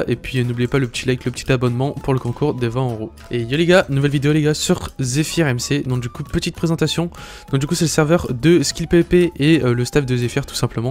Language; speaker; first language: French; native; French